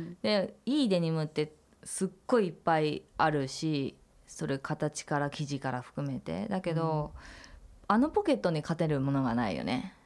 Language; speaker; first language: Japanese; native; Japanese